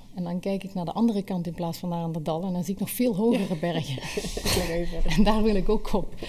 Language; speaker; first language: Dutch; native; Dutch